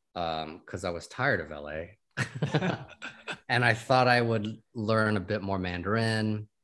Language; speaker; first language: English; native; English